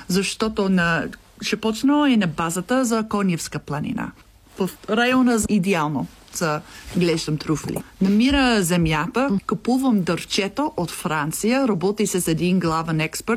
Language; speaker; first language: Bulgarian; non-native, learner; English